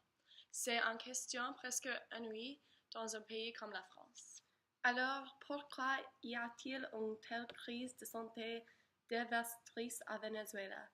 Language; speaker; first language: French; non-native, learner; English